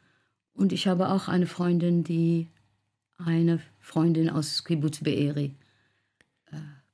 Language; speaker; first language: German; non-native, fluent; Arabic